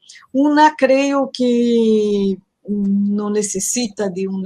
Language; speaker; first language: Spanish; non-native, learner; Portuguese